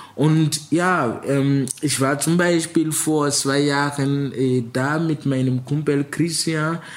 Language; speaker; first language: German; non-native, fluent; Mossi